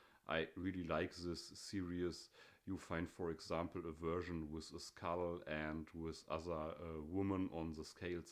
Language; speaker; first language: English; non-native, fluent; German